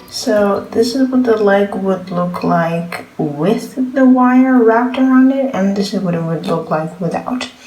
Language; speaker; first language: English; non-native, fluent; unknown